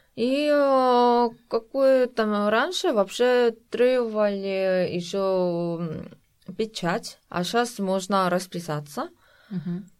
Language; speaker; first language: Russian; non-native, fluent; Korean